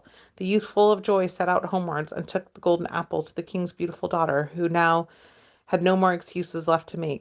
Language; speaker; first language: English; native; English